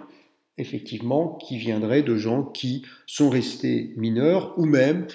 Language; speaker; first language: French; native; French